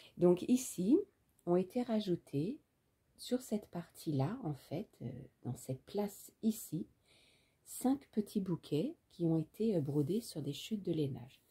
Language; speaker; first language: French; native; French